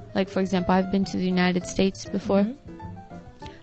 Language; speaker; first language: English; non-native, fluent; Portuguese